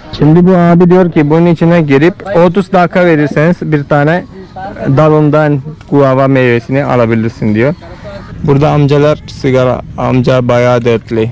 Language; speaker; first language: Turkish; non-native, fluent; Malayalam